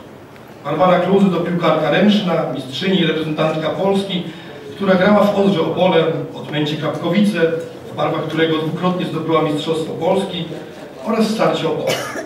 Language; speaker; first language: Polish; native; Polish